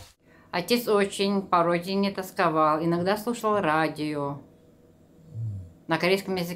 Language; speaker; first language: Russian; non-native, local second language; Korean